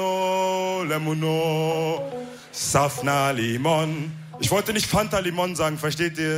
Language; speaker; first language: German; early bilingual, other home language; Wolof